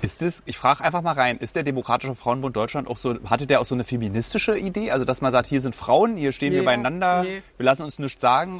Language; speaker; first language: German; native; German